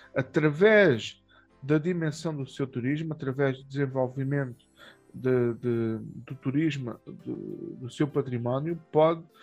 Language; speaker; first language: Portuguese; native; Portuguese